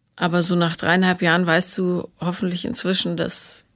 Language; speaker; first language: German; native; German